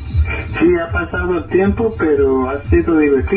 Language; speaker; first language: Spanish; early bilingual, heritage; Spanish